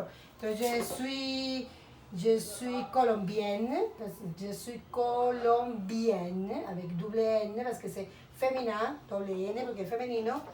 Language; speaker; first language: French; non-native, fluent; Spanish